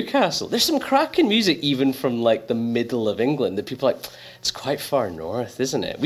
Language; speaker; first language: English; native; English